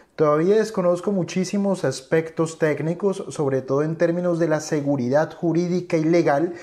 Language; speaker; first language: Spanish; native; Spanish